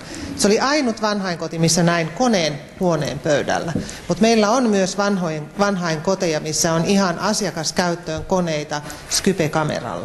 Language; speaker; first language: Finnish; non-native, local second language; Swedish